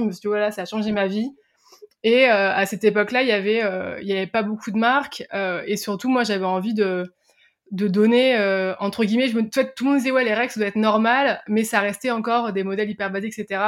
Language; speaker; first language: French; native; French